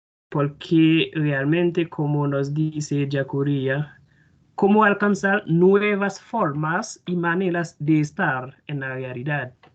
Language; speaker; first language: Spanish; non-native, fluent; Haitian Creole